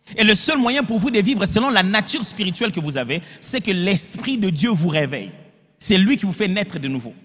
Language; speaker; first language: French; non-native, local second language; Lingala